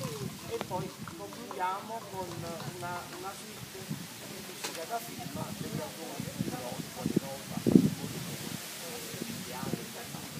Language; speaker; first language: Italian; native; Italian